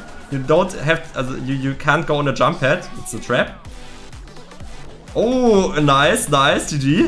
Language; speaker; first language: English; non-native, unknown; German